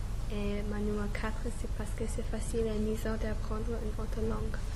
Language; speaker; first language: French; non-native, learner; English